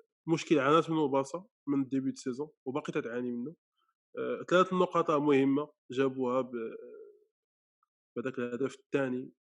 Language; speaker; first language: Arabic; native; Arabic